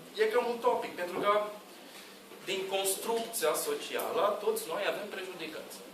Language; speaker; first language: Romanian; non-native, learner; Portuguese